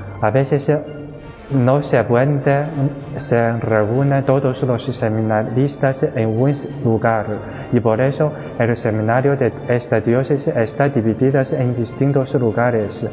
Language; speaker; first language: Spanish; non-native, fluent; Chinese